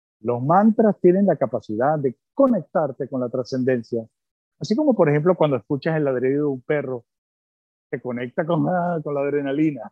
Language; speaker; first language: Spanish; early bilingual, other home language; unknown